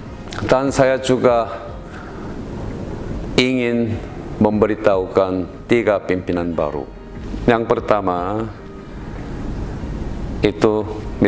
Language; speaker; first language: Indonesian; non-native, learner; Korean